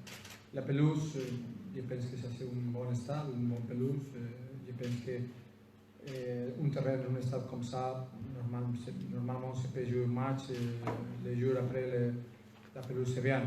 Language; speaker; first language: French; non-native, fluent; Spanish